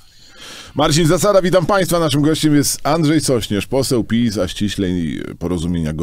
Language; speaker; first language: Polish; native; Polish